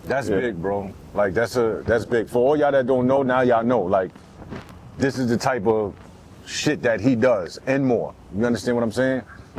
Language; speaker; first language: English; native; English